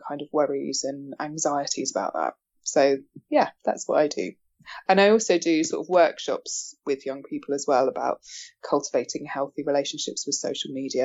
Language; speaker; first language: English; native; English